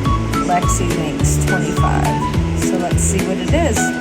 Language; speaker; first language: English; native; English